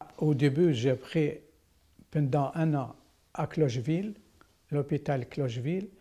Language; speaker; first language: French; non-native, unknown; Arabic